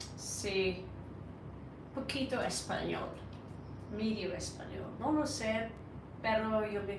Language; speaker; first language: Spanish; non-native, learner; Norwegian